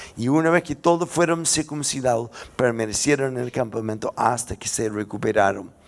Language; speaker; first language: Spanish; non-native, fluent; English